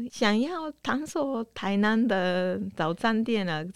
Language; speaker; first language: Chinese; non-native, fluent; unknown